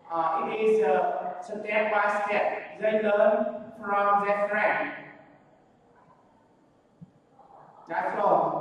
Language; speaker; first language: English; non-native, learner; Vietnamese